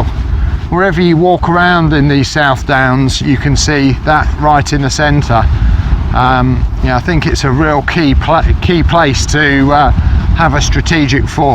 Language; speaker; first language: English; native; English